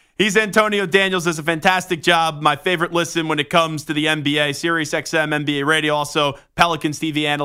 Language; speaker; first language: English; native; English